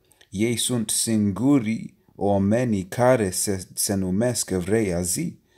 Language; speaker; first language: Romanian; non-native, learner; English